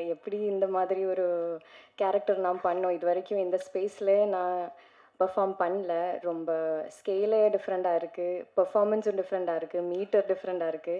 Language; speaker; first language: Tamil; non-native, learner; Malayalam